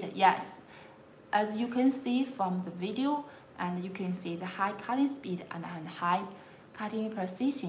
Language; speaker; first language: English; non-native, learner; Chinese